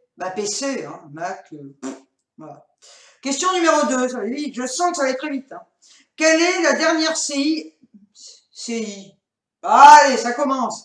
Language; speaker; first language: French; native; French